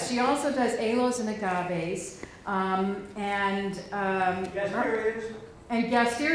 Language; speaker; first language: English; native; English